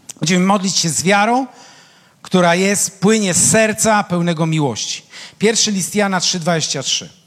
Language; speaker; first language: Polish; native; Polish